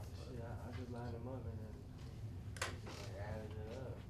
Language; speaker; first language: English; native; English